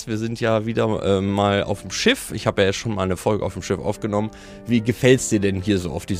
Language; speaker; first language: German; native; German